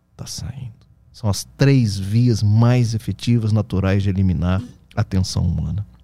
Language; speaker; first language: Portuguese; native; Portuguese